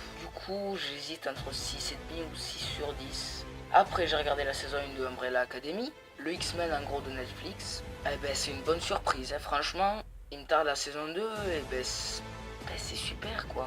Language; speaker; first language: French; native; French